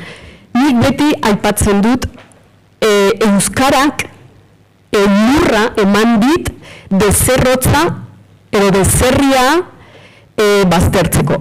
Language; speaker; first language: Basque; non-native, fluent; Spanish